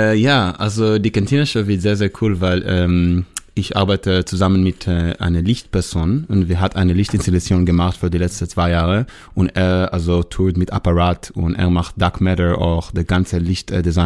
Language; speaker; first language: German; non-native, learner; Hebrew